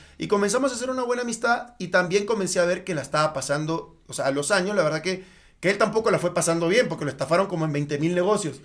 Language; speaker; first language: Spanish; native; Spanish